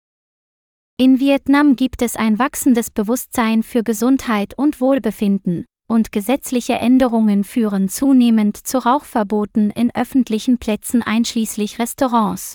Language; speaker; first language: German; non-native, fluent; Vietnamese